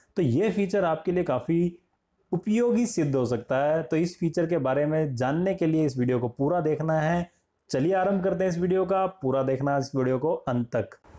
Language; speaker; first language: Hindi; native; Hindi